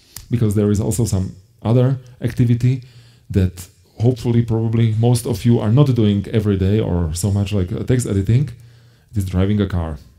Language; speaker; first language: English; non-native, fluent; Slovak